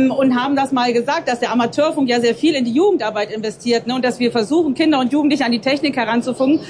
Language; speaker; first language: German; native; German